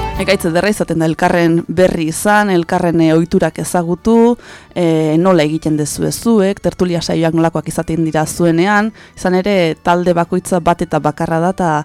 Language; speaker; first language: Basque; native; Basque